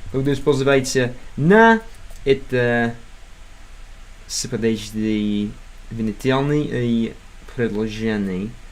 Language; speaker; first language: Russian; non-native, learner; English